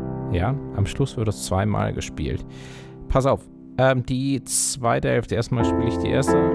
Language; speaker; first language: German; native; German